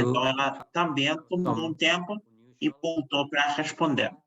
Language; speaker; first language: Portuguese; non-native, fluent; Spanish